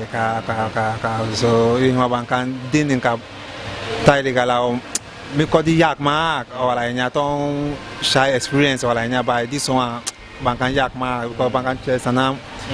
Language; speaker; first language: Thai; non-native, learner; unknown